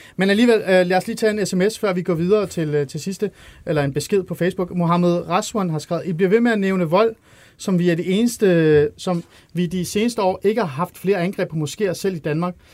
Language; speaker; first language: Danish; early bilingual, other home language; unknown